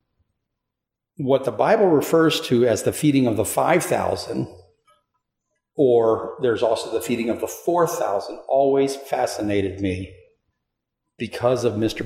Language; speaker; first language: English; native; English